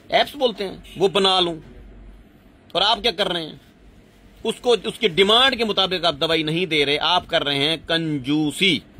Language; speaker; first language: Urdu; non-native, local second language; Punjabi